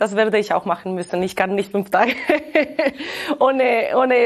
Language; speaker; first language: German; non-native, fluent; Catalan